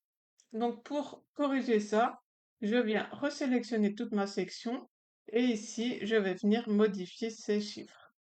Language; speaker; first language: French; native; French